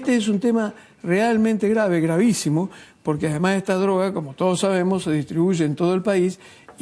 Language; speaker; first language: Spanish; native; Spanish